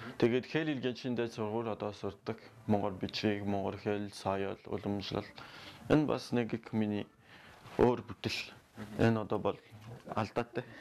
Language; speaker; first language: Mongolian; non-native, learner; French